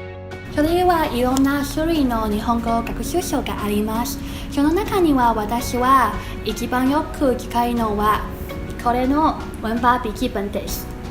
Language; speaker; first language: Japanese; non-native, learner; Chinese